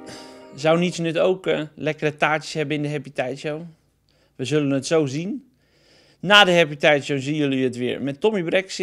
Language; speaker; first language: Dutch; native; Dutch